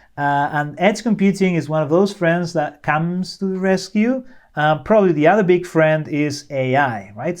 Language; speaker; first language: English; non-native, fluent; Spanish